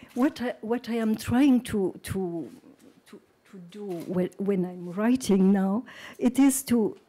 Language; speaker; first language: English; non-native, fluent; French